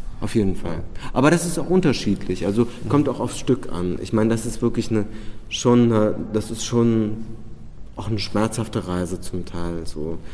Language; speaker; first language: German; early bilingual, other home language; Czech